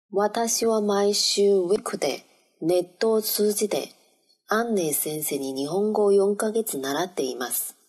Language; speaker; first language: Japanese; non-native, learner; Chinese